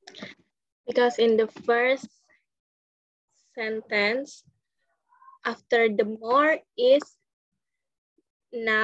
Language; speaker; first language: English; non-native, learner; Indonesian